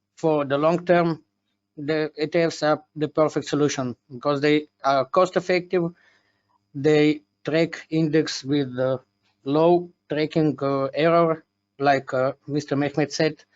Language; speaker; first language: English; non-native, fluent; Slovenian